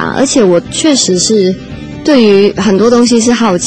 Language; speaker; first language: Chinese; native; Chinese